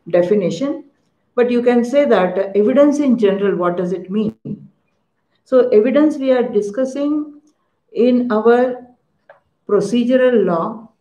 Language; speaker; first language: English; non-native, local second language; Kannada